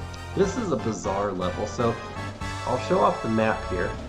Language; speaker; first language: English; native; English